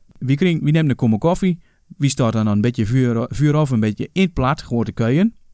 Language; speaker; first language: Dutch; native; Dutch